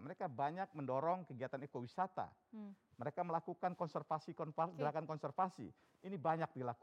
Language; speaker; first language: Indonesian; native; Indonesian